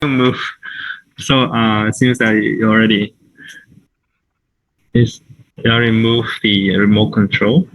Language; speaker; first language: English; non-native, local second language; Chinese